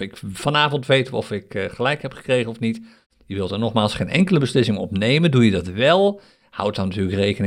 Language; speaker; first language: Dutch; native; Dutch